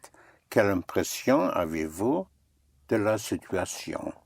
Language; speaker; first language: French; non-native, fluent; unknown